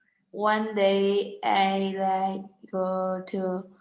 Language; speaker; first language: English; non-native, learner; Vietnamese